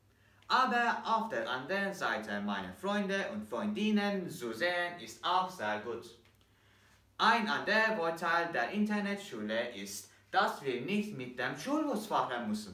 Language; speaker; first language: German; non-native, learner; Turkish